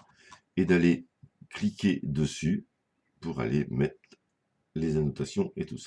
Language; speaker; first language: French; native; French